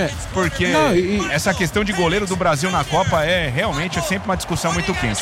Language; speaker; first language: Portuguese; native; Portuguese